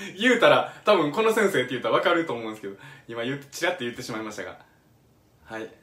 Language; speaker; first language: Japanese; native; Japanese